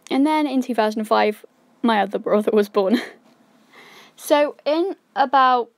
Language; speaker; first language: English; native; English